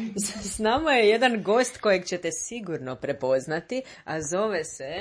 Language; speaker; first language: Serbian; native; Serbian